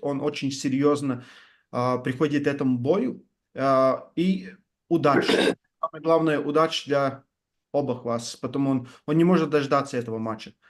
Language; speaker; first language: Russian; non-native, fluent; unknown